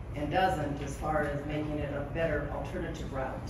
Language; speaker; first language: English; native; English